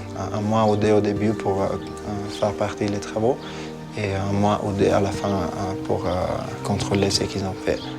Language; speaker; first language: French; non-native, fluent; Italian